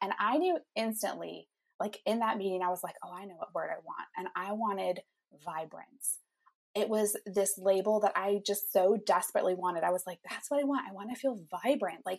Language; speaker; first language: English; native; English